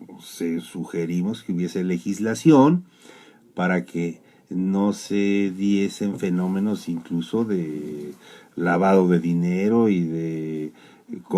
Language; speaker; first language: Spanish; native; Spanish